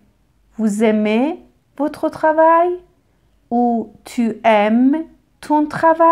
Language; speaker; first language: French; non-native, fluent; Persian